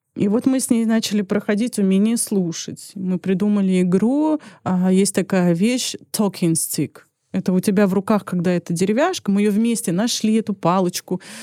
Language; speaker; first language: Russian; early bilingual, other home language; Armenian